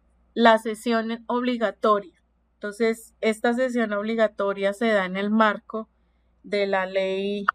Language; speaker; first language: Spanish; native; Spanish